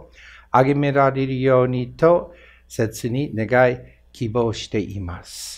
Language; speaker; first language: Japanese; non-native, fluent; English